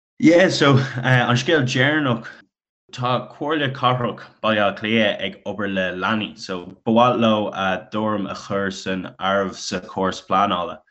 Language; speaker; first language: Irish; non-native, local second language; English